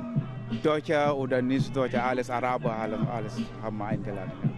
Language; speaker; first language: German; non-native, learner; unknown